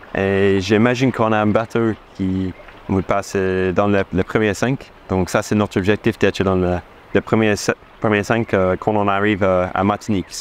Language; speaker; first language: French; non-native, fluent; English